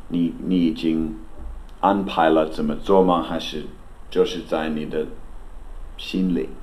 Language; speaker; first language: Chinese; non-native, learner; English